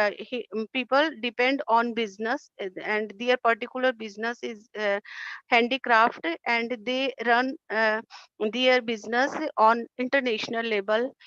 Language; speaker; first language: English; non-native, learner; Hindi